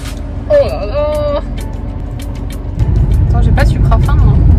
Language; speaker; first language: French; native; French